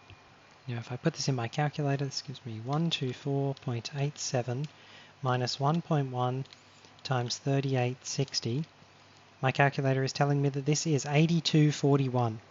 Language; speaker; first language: English; native; English